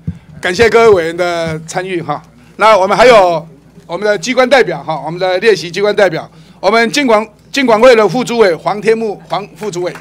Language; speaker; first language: Chinese; native; Chinese